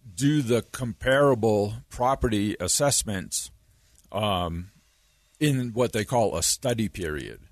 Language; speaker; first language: English; native; English